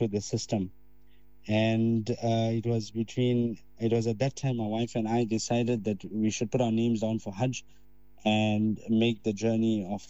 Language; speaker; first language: English; native; English